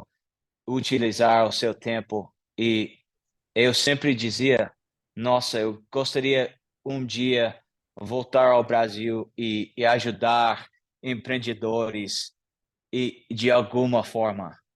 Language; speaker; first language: Portuguese; non-native, learner; English